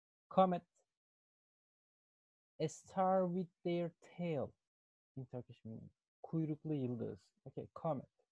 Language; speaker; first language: English; non-native, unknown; Turkish